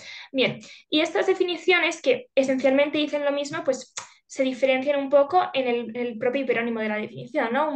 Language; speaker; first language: Spanish; native; Spanish